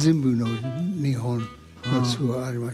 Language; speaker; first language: Japanese; non-native, learner; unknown